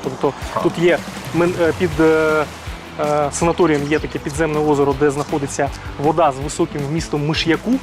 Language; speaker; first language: Ukrainian; native; Ukrainian